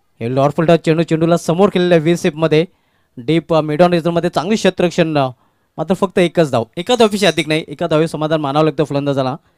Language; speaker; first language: Marathi; native; Marathi